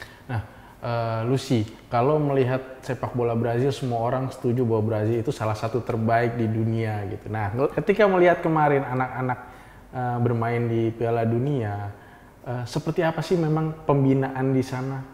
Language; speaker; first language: Indonesian; native; Indonesian